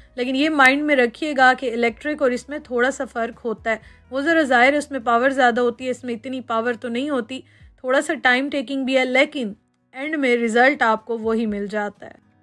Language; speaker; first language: Urdu; native; Urdu